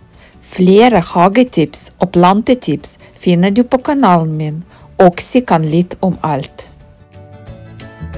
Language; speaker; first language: Norwegian; non-native, learner; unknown